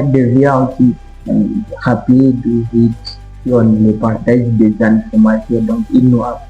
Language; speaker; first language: French; non-native, learner; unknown